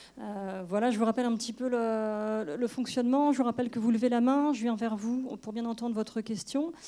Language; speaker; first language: French; native; French